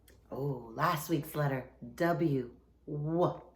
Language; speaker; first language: English; native; English